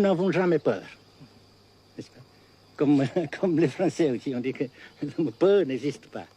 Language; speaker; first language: French; non-native, fluent; Vietnamese